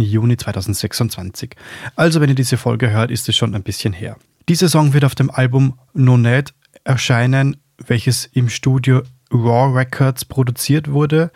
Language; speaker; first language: German; native; German